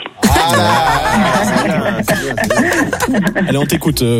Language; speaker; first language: French; native; French